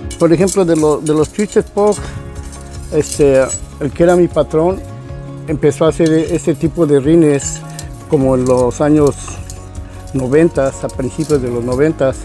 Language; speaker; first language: Spanish; native; Spanish